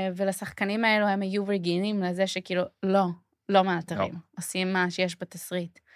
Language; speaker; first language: Hebrew; non-native, fluent; English